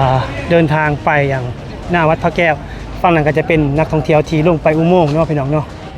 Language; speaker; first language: Thai; native; Thai